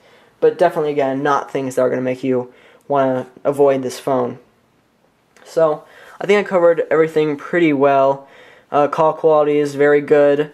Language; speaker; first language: English; native; English